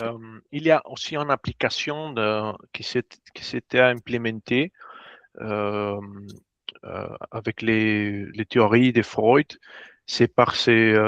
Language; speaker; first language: French; non-native, fluent; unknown